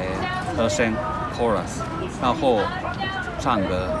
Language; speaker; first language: Chinese; non-native, learner; Japanese